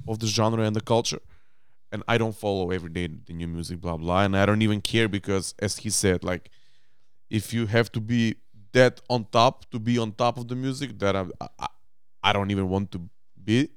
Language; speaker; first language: English; non-native, fluent; Macedonian